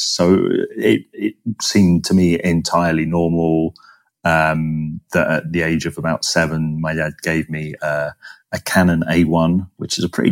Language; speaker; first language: English; native; English